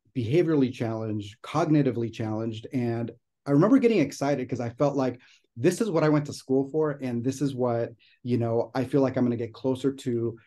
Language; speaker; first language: English; native; English